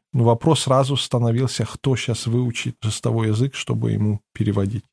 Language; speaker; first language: Russian; early bilingual, heritage; German